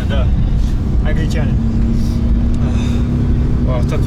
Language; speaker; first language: Russian; non-native, learner; English